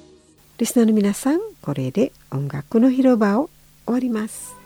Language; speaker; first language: Japanese; non-native, fluent; Indonesian